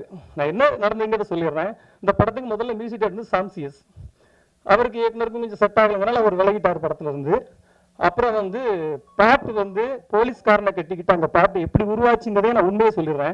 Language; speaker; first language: Tamil; native; Tamil